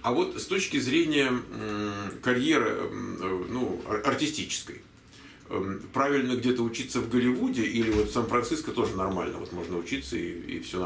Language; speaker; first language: Russian; native; Russian